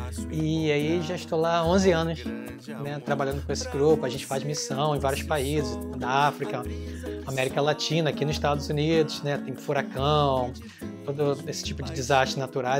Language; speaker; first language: Portuguese; native; Portuguese